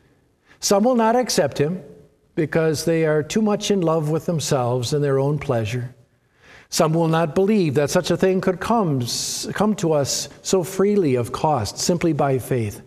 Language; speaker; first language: English; native; English